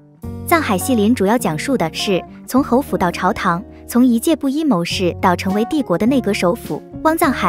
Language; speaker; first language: Chinese; native; Chinese